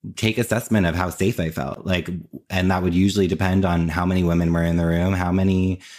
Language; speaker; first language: English; native; English